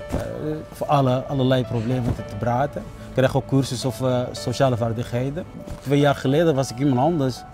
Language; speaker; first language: Dutch; non-native, fluent; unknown